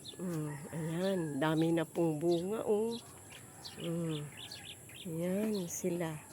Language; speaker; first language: Filipino; native; Filipino